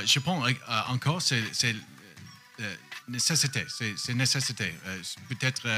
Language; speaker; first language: French; non-native, learner; English